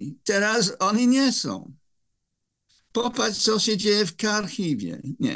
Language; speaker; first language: Polish; non-native, fluent; English